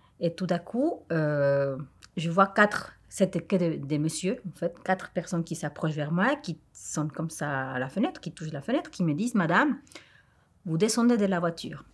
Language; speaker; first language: French; non-native, fluent; Spanish